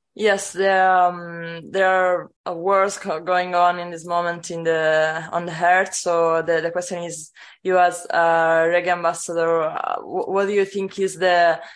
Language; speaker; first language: English; non-native, fluent; Italian